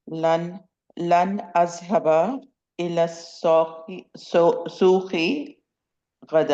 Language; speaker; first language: Arabic; non-native, learner; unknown